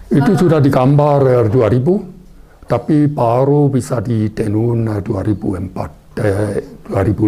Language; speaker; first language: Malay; non-native, fluent; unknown